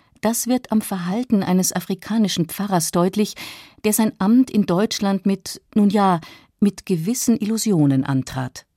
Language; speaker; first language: German; native; German